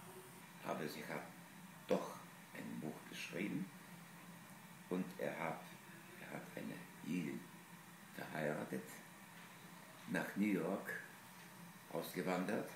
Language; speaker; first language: German; non-native, fluent; Polish